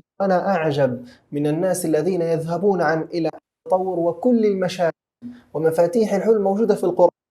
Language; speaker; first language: Arabic; native; Arabic